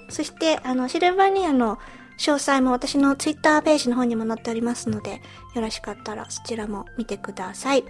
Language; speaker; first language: Japanese; early bilingual, heritage; Japanese